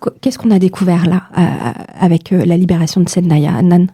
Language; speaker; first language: French; native; French